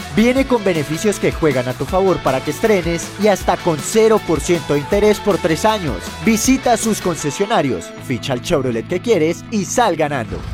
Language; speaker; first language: Spanish; native; Spanish